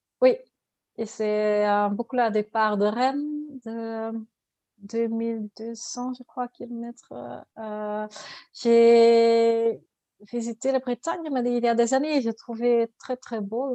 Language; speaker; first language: French; non-native, learner; Dutch